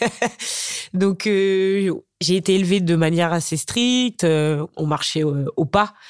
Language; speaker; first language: French; native; French